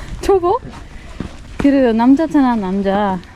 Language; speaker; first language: Korean; non-native, learner; Spanish